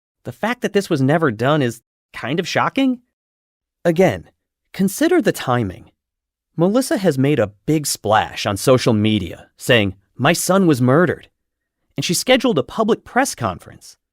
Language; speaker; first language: English; native; English